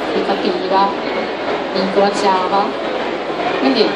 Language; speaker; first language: Italian; non-native, fluent; Japanese